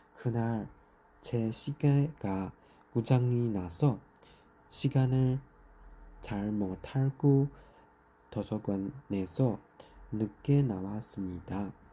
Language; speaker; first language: Korean; non-native, learner; Chinese